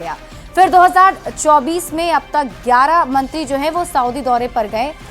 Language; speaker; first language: Hindi; native; Hindi